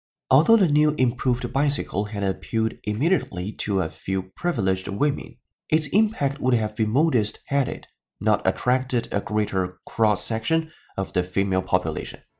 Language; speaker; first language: English; non-native, fluent; Chinese